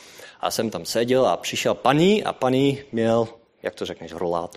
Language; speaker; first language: Czech; non-native, learner; Dutch